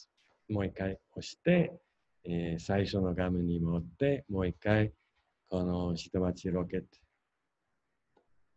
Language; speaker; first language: Japanese; non-native, fluent; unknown